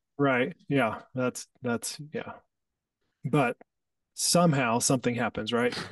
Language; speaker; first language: English; native; English